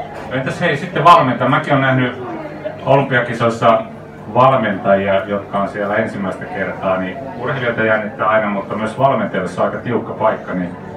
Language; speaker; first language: Finnish; native; Finnish